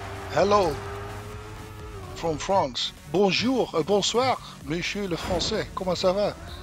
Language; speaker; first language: French; non-native, learner; Dutch